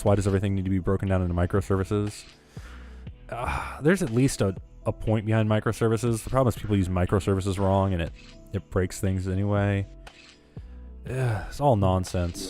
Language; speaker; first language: English; native; English